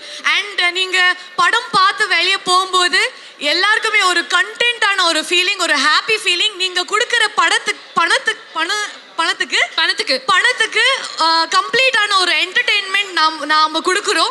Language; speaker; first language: Tamil; non-native, learner; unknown